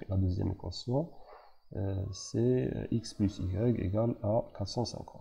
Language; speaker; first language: French; non-native, local second language; Arabic